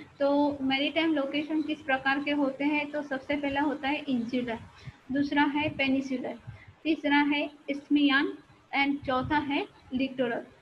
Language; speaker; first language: Hindi; non-native, local second language; Marathi